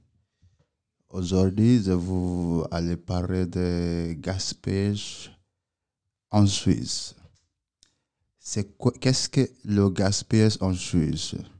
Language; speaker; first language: French; non-native, learner; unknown